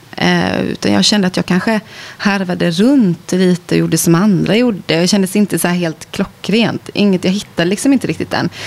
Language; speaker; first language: Swedish; native; Swedish